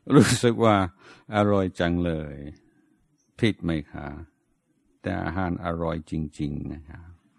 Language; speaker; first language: Thai; non-native, fluent; English